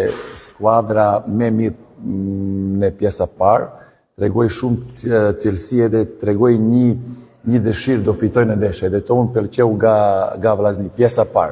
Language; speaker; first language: Albanian; non-native, learner; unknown